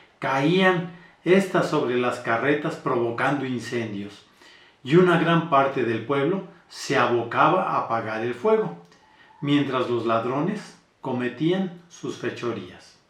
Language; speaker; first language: Spanish; native; Spanish